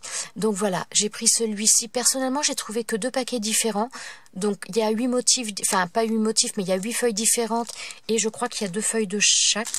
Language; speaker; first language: French; native; French